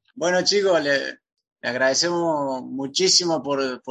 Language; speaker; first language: Spanish; native; Spanish